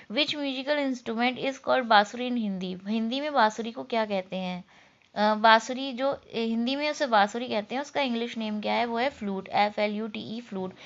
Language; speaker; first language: Hindi; native; Hindi